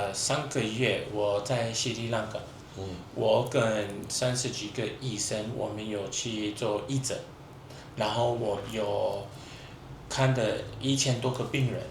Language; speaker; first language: Chinese; non-native, fluent; English